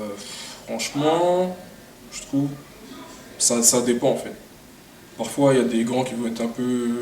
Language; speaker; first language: French; native; French